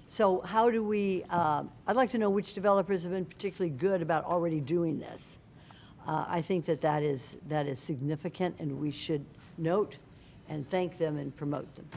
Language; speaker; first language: English; native; English